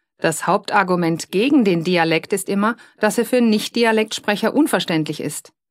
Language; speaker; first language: German; native; German